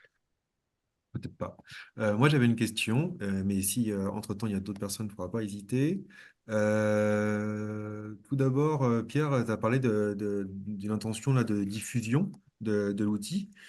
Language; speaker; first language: French; native; French